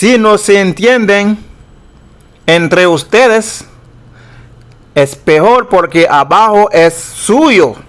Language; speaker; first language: Spanish; non-native, fluent; Haitian Creole